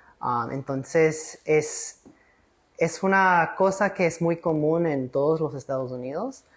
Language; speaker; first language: Spanish; early bilingual, heritage; English